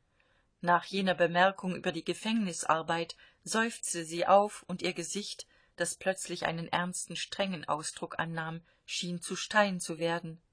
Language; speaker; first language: German; native; German